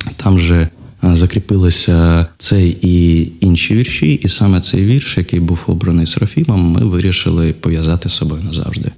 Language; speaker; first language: Ukrainian; non-native, local second language; Russian